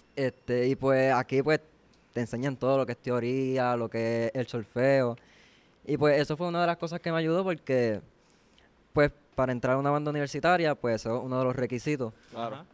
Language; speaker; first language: Spanish; native; Spanish